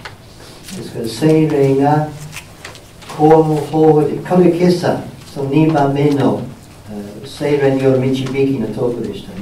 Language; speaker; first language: Japanese; non-native, fluent; English